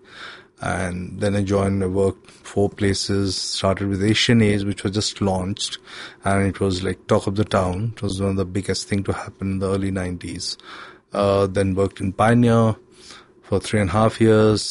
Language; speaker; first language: English; non-native, local second language; Hindi